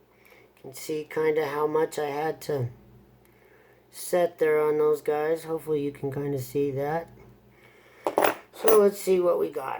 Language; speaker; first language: English; native; English